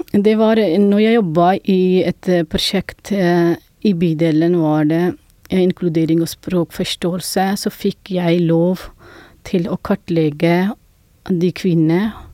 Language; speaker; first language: Norwegian; non-native, fluent; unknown